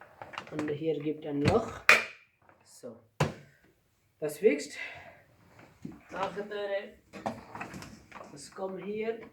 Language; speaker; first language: German; non-native, learner; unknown